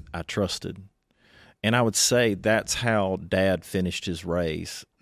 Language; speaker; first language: English; native; English